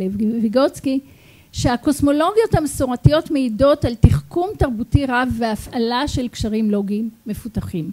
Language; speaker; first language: Hebrew; native; Hebrew